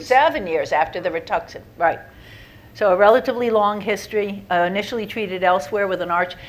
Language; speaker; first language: English; native; English